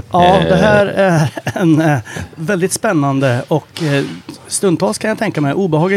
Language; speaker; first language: Swedish; native; Swedish